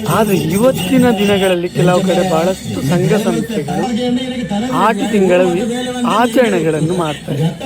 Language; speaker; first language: Kannada; non-native, local second language; Tulu